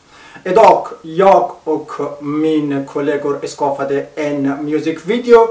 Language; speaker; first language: Swedish; non-native, learner; Persian